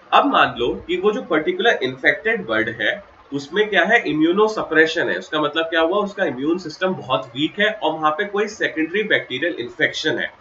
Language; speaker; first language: Hindi; native; Hindi